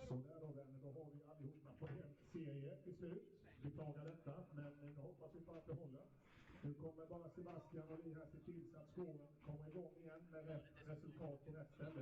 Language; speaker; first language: Swedish; native; Swedish